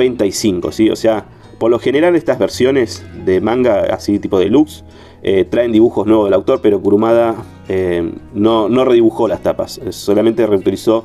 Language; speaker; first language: Spanish; native; Spanish